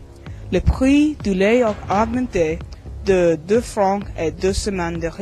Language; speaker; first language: French; non-native, learner; English